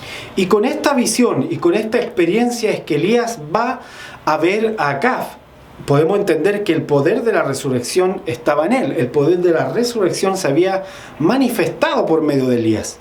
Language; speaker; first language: Spanish; native; Spanish